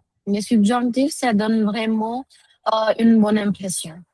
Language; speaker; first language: French; non-native, fluent; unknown